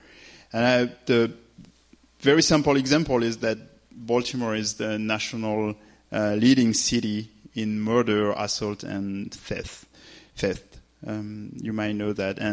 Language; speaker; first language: English; non-native, fluent; French